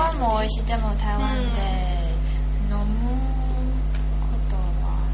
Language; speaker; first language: Japanese; non-native, learner; Chinese